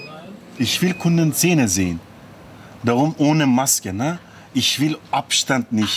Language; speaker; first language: German; non-native, learner; Turkish